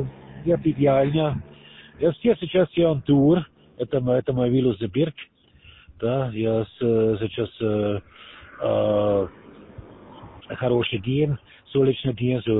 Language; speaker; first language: Russian; non-native, learner; German